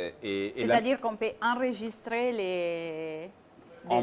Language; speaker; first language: French; non-native, fluent; Italian